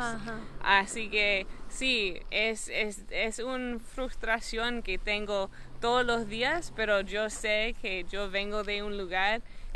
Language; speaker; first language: Spanish; non-native, fluent; English